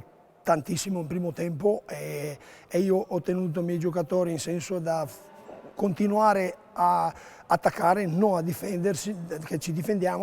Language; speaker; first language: Italian; non-native, learner; Romanian